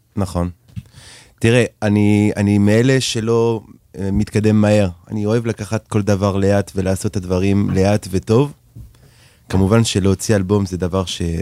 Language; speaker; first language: Hebrew; non-native, fluent; French